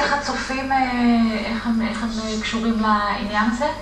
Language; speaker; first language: Hebrew; native; Hebrew